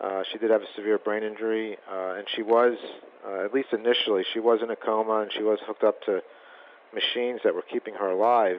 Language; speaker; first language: English; native; English